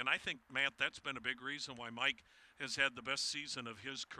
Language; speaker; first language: English; native; English